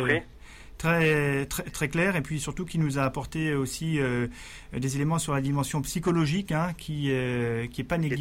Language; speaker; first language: French; native; French